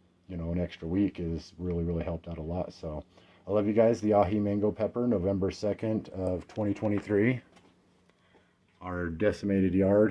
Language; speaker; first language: English; native; English